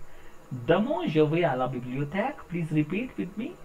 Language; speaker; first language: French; non-native, learner; Hindi